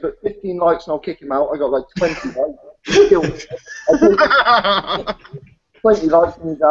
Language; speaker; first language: English; native; English